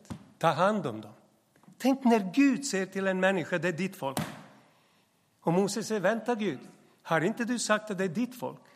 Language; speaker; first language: Swedish; non-native, fluent; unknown